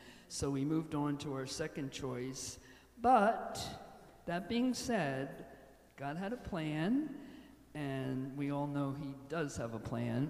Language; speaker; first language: English; native; English